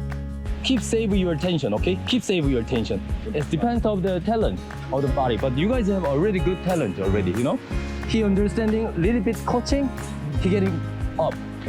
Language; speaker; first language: English; non-native, learner; Korean